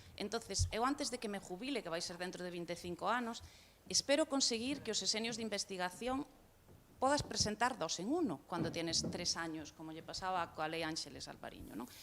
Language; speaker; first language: Galician; non-native, local second language; Spanish